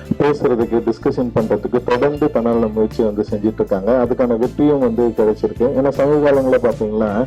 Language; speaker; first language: Tamil; native; Tamil